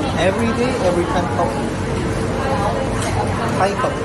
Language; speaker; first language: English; non-native, learner; Korean